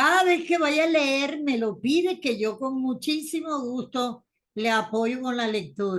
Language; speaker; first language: Spanish; native; Spanish